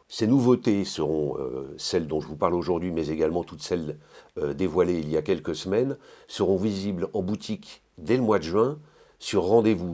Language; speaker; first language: French; native; French